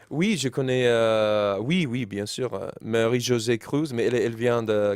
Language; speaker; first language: French; non-native, learner; English